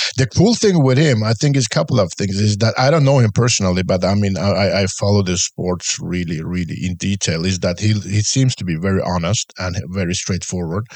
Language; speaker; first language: English; non-native, fluent; Swedish